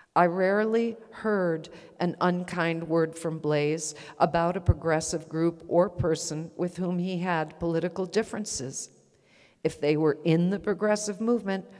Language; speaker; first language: English; native; English